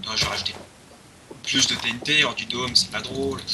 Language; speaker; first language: French; native; French